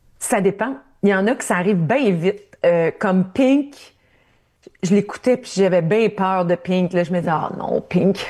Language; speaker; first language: French; native; French